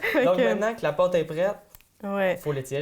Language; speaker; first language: French; native; French